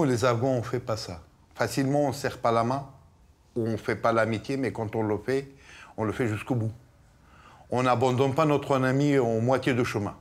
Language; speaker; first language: French; non-native, fluent; Persian